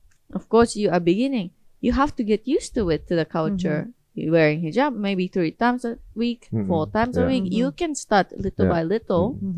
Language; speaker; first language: English; non-native, fluent; Japanese